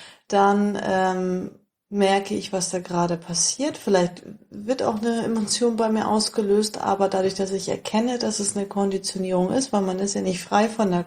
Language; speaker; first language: German; native; German